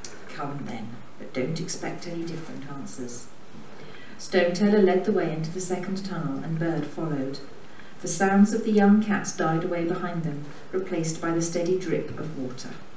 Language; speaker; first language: English; native; English